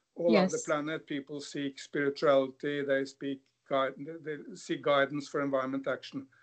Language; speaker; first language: English; non-native, fluent; Norwegian